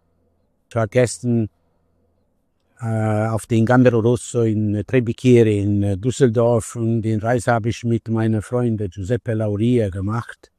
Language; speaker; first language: German; non-native, learner; Italian